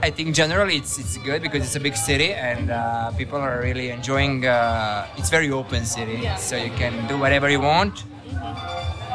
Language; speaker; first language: English; non-native, learner; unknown